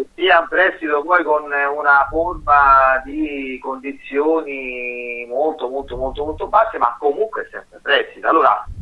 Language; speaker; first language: Italian; native; Italian